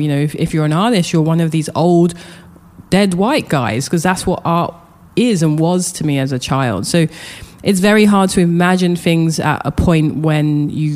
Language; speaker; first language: English; native; English